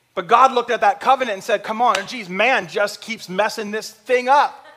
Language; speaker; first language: English; native; English